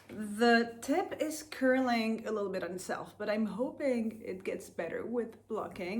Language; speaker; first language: English; non-native, fluent; French